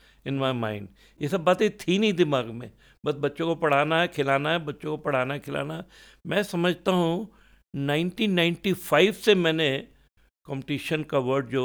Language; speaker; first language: English; non-native, local second language; Hindi